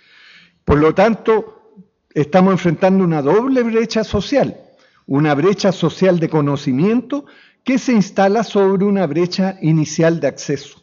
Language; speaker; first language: Spanish; native; Spanish